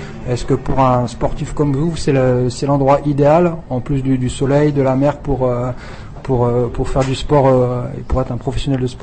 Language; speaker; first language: French; native; French